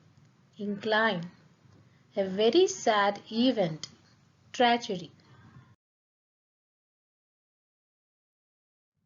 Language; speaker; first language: English; non-native, local second language; Telugu